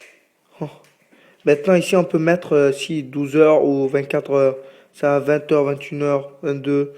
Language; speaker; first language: French; non-native, fluent; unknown